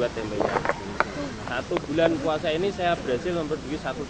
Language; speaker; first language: Indonesian; non-native, local second language; Javanese